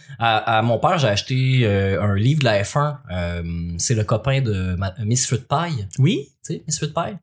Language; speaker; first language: French; native; French